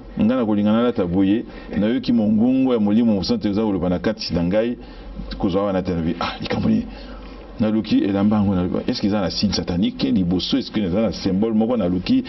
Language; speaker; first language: Lingala; non-native, local second language; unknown